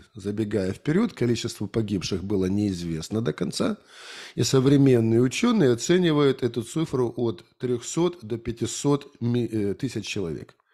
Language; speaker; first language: Russian; native; Russian